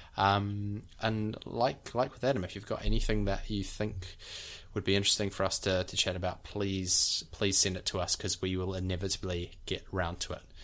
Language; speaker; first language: English; native; English